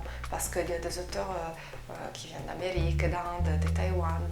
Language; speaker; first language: French; non-native, fluent; Italian